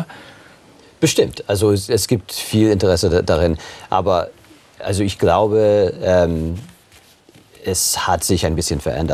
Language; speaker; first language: German; non-native, fluent; English